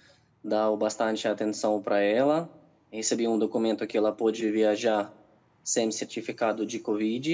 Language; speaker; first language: Portuguese; non-native, fluent; Ukrainian